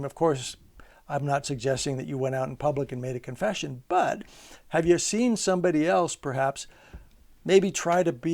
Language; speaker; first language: English; native; English